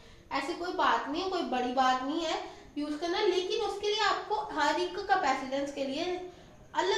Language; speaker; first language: Hindi; native; Hindi